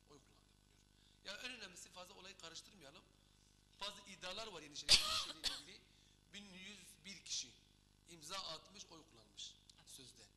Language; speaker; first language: Turkish; non-native, local second language; Kurdish